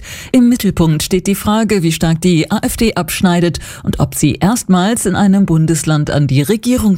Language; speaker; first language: German; native; German